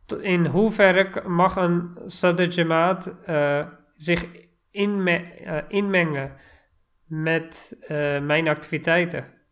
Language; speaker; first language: Dutch; non-native, fluent; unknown